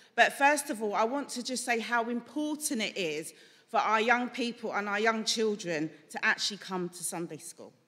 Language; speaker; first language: English; native; English